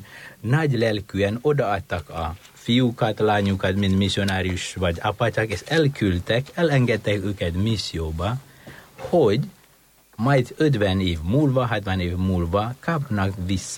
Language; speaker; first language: Hungarian; non-native, fluent; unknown